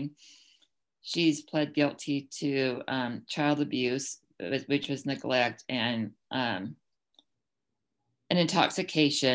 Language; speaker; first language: English; native; English